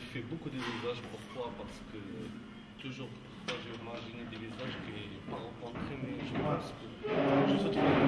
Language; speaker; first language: French; non-native, local second language; Arabic